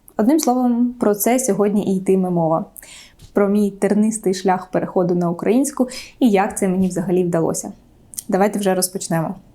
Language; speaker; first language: Ukrainian; non-native, local second language; Russian